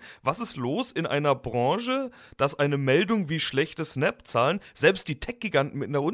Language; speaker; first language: German; native; German